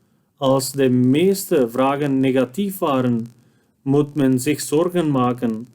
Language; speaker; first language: Dutch; non-native, fluent; Urdu